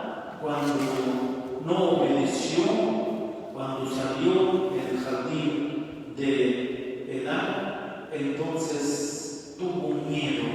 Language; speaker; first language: Spanish; non-native, fluent; Arabic